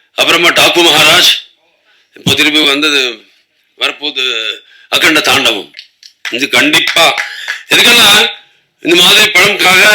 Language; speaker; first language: Tamil; non-native, local second language; Telugu